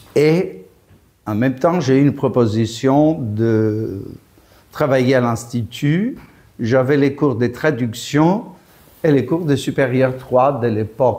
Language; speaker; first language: French; non-native, fluent; Greek